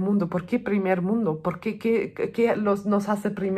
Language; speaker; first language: Spanish; non-native, fluent; German